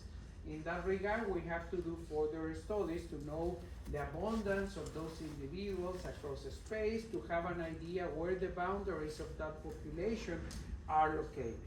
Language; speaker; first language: English; non-native, fluent; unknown